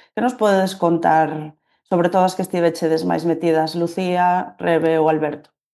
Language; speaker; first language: Galician; native; Galician